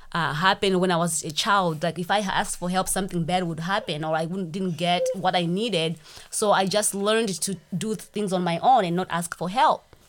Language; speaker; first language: English; non-native, local second language; Shona